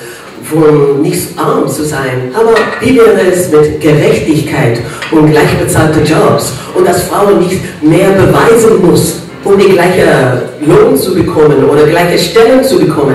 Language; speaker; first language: German; non-native, fluent; English